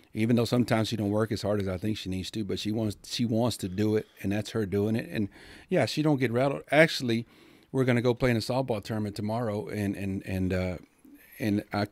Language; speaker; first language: English; native; English